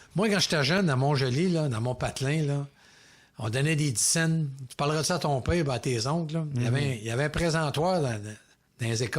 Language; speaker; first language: French; native; French